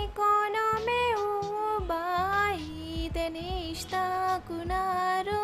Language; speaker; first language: Japanese; non-native, learner; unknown